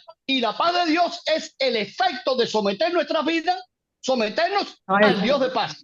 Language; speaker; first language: Spanish; native; Spanish